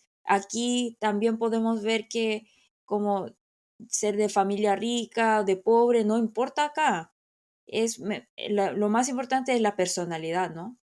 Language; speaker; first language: Spanish; non-native, fluent; Korean